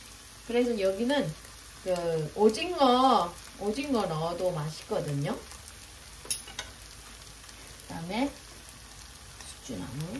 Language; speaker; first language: Korean; non-native, fluent; Vietnamese